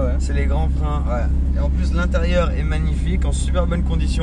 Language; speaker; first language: French; native; French